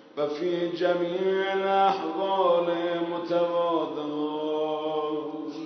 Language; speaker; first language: Arabic; non-native, fluent; Persian